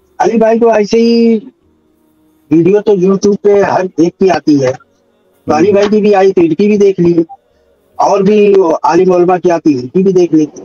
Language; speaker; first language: Urdu; native; Urdu